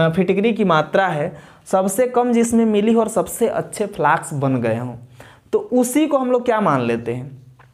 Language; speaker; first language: Hindi; native; Hindi